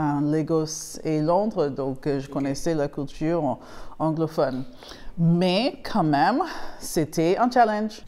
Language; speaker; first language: French; non-native, fluent; English